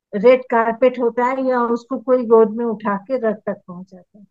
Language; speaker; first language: Hindi; native; Hindi